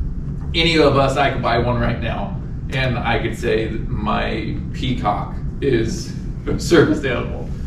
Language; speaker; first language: English; native; English